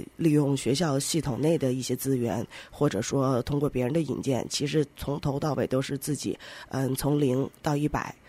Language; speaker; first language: Chinese; native; Chinese